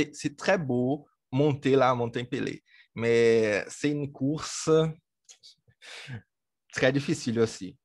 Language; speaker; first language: French; native; French